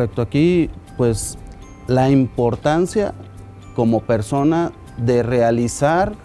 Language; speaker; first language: Spanish; native; Spanish